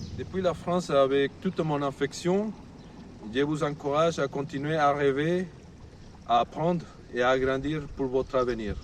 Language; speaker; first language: French; non-native, fluent; Spanish